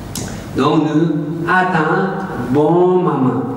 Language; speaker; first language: French; non-native, learner; Tibetan